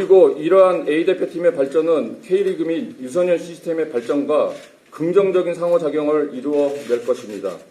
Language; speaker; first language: Korean; native; Korean